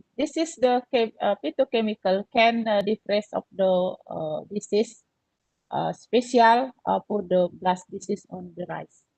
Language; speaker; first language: English; non-native, learner; Indonesian